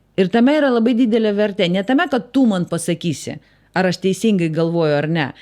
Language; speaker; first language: Lithuanian; non-native, local second language; Russian